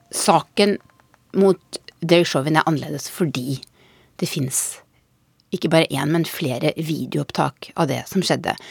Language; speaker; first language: Norwegian; native; Norwegian